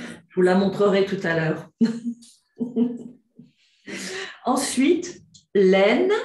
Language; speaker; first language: French; native; French